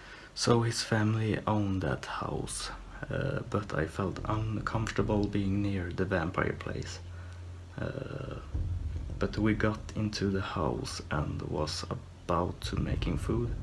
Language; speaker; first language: English; non-native, fluent; Swedish